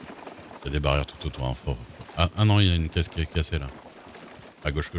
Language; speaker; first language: French; native; French